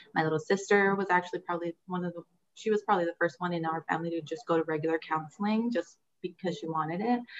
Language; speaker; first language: English; early bilingual, other home language; Spanish